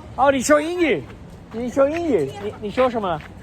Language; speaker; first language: Chinese; non-native, learner; English